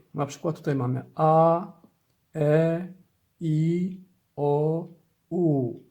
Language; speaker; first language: Polish; non-native, learner; Somali